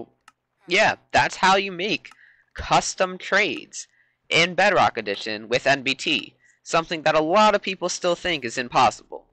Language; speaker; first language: English; native; English